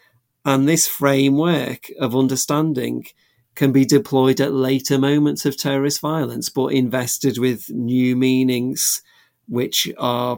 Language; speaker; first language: English; native; English